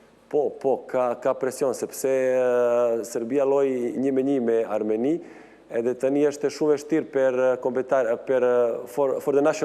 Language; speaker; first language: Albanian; non-native, learner; Serbian